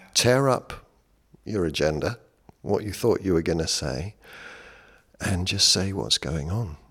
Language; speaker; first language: English; native; English